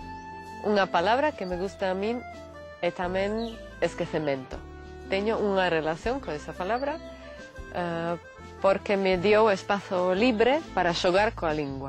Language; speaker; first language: Galician; non-native, fluent; Slovak